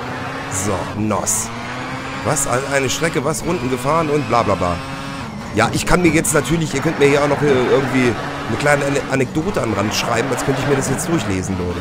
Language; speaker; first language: German; native; German